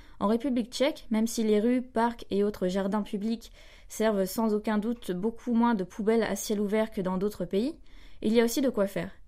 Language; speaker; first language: French; native; French